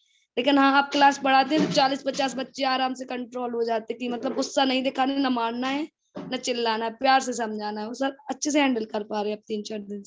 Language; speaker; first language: Hindi; native; Hindi